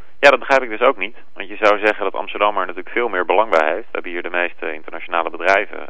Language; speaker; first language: Dutch; native; Dutch